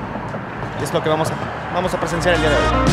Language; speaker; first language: Spanish; native; Spanish